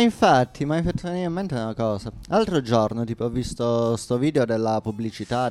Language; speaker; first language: Italian; native; Italian